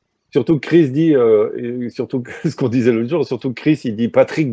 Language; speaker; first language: French; native; French